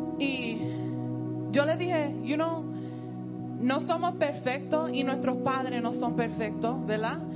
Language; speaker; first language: Spanish; early bilingual, heritage; Spanish